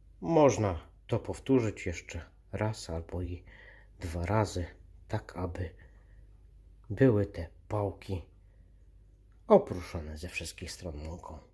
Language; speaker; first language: Polish; native; Polish